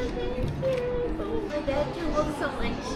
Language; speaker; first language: English; non-native, learner; Japanese